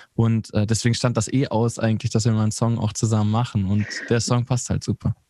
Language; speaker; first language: German; native; German